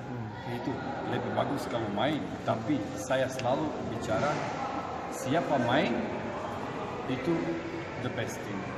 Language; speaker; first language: Indonesian; non-native, learner; Armenian